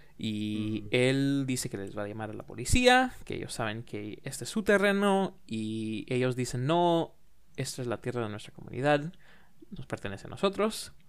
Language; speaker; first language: Spanish; non-native, learner; English